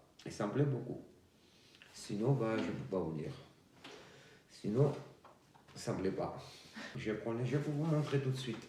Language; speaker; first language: French; non-native, learner; Georgian